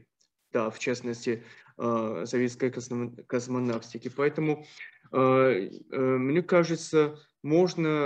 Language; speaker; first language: Russian; non-native, fluent; Chinese